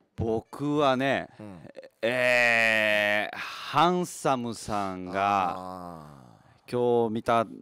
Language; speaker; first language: Japanese; native; Japanese